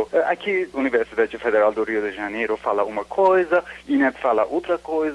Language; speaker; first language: Portuguese; non-native, learner; Persian